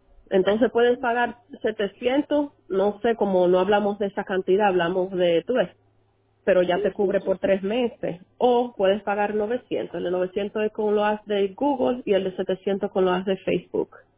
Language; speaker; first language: Spanish; early bilingual, heritage; Spanish